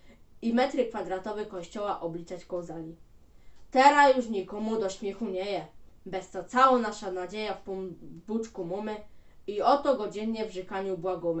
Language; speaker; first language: Polish; native; Polish